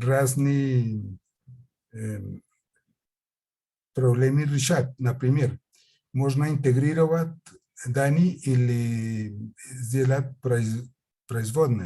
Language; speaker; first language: Russian; non-native, fluent; Spanish